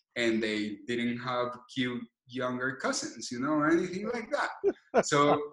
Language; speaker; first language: English; non-native, fluent; Spanish